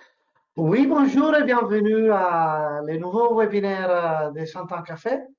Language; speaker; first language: French; non-native, learner; Italian